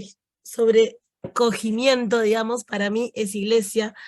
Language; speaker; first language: Spanish; native; Spanish